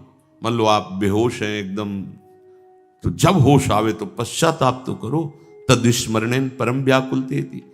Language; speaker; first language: Hindi; native; Hindi